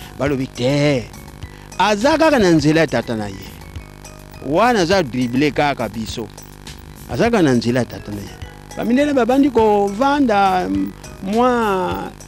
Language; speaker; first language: Lingala; non-native, local second language; Kongo